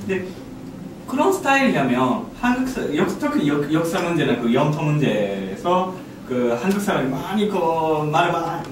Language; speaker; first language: Korean; non-native, learner; Japanese